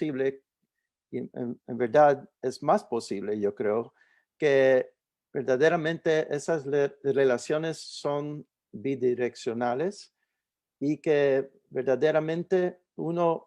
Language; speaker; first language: Spanish; early bilingual, heritage; Spanish